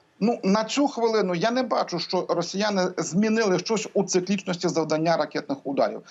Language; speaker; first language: Ukrainian; native; Ukrainian